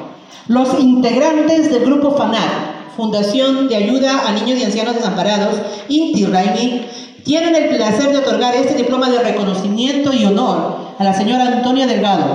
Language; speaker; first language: Spanish; native; Spanish